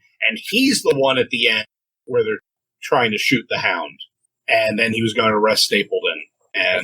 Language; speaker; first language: English; native; English